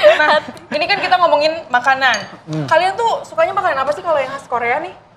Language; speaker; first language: Indonesian; native; Indonesian